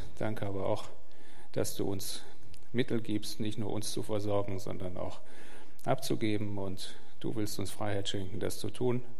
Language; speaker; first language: German; native; German